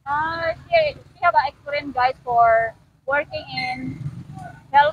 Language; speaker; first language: English; non-native, learner; Cebuano